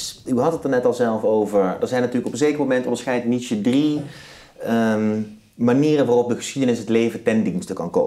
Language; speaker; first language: Dutch; native; Dutch